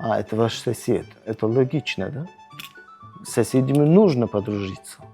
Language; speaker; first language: Russian; non-native, local second language; Tajik